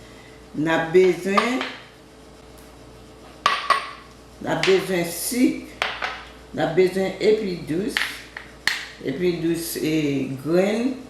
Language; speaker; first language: French; non-native, local second language; Haitian Creole